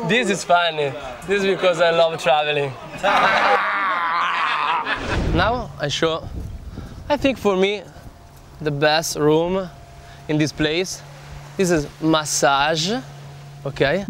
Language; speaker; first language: English; non-native, learner; Italian